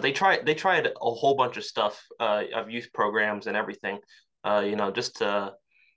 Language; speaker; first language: English; native; English